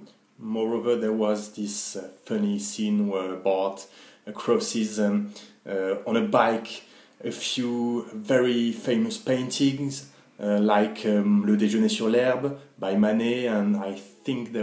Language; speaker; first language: English; non-native, fluent; French